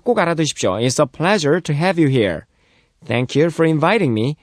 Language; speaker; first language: English; non-native, fluent; Korean